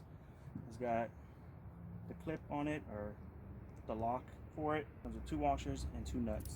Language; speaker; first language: English; native; English